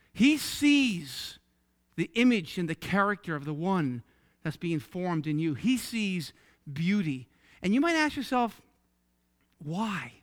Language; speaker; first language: English; native; English